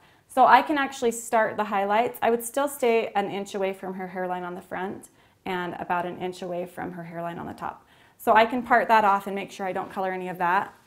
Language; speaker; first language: English; native; English